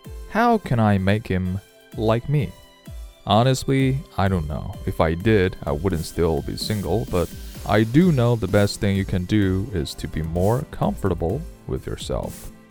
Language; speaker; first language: English; non-native, fluent; Chinese